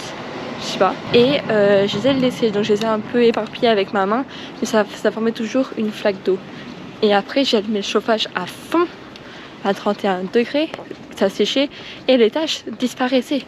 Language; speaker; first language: French; native; French